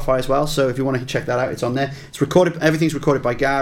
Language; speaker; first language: English; native; English